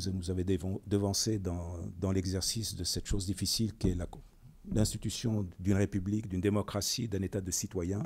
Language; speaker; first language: French; non-native, local second language; Arabic